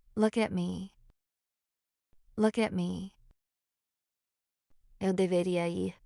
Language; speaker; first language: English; non-native, fluent; Portuguese